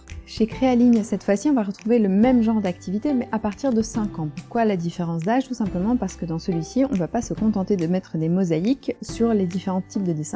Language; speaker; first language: French; native; French